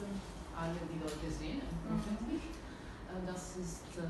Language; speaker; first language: German; non-native, learner; Italian